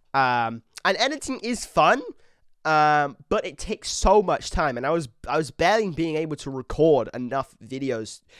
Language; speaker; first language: English; native; English